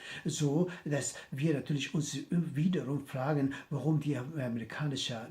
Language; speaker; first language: German; non-native, fluent; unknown